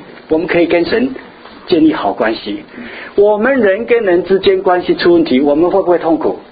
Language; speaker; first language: Chinese; native; Chinese